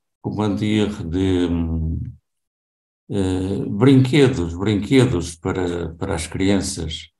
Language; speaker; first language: Portuguese; non-native, learner; French